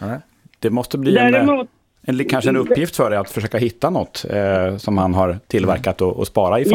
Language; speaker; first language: Swedish; native; Swedish